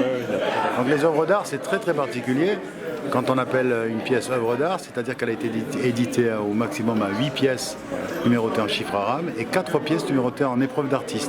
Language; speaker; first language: French; native; French